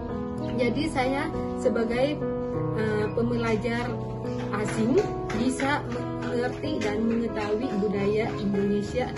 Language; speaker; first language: Indonesian; non-native, learner; Thai